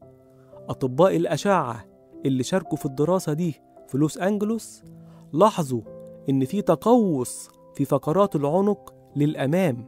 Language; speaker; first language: Arabic; native; Arabic